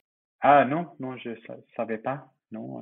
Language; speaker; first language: French; non-native, fluent; English